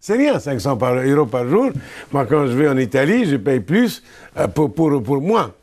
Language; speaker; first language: French; non-native, local second language; Arabic